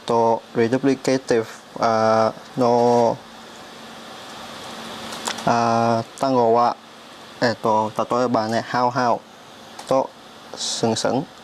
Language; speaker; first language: Japanese; non-native, learner; Vietnamese